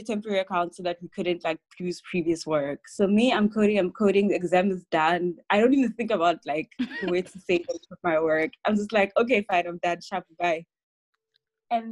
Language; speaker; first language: English; non-native, local second language; Tswana